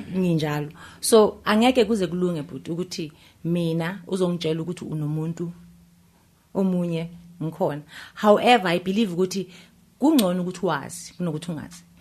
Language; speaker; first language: Zulu; native; Zulu